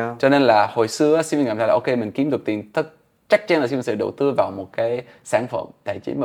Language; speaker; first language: Vietnamese; non-native, fluent; English